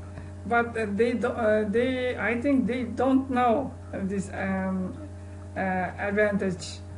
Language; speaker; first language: English; non-native, learner; Kazakh